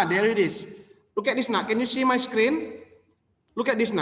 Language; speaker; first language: English; non-native, local second language; Indonesian